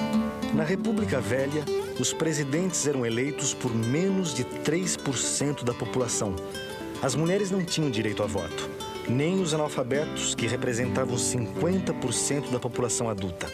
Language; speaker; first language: Portuguese; native; Portuguese